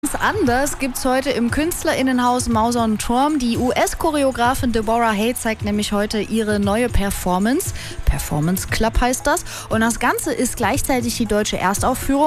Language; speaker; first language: German; native; German